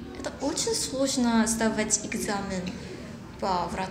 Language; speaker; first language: Russian; non-native, learner; Korean